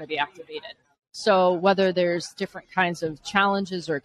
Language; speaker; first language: English; native; English